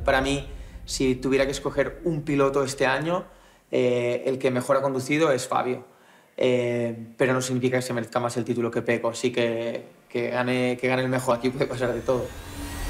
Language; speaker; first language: Spanish; native; Spanish